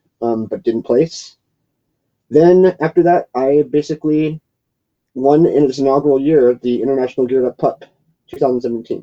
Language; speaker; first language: English; native; English